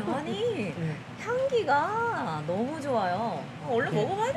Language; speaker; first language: Korean; native; Korean